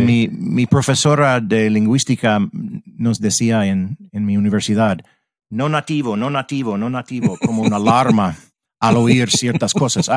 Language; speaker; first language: Spanish; early bilingual, heritage; English